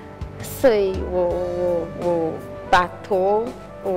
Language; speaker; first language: Chinese; non-native, fluent; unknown